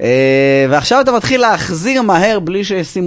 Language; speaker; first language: Hebrew; native; Hebrew